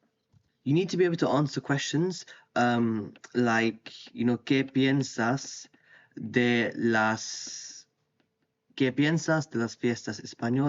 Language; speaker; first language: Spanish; non-native, fluent; English